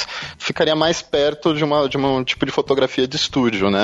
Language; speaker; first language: Portuguese; native; Portuguese